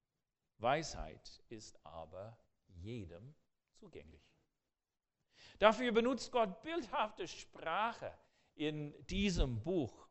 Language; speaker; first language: German; non-native, fluent; English